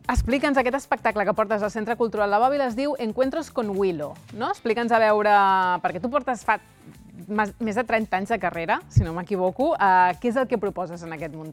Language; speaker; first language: Catalan; native; Catalan